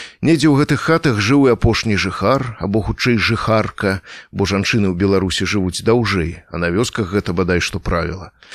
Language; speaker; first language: Belarusian; native; Belarusian